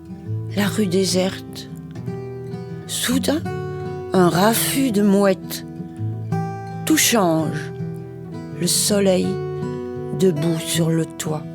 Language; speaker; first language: French; native; French